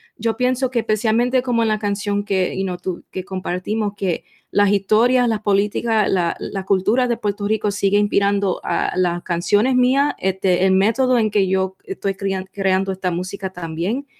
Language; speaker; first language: Spanish; early bilingual, heritage; Spanish